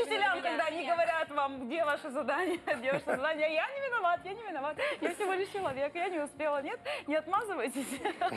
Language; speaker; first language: Russian; native; Russian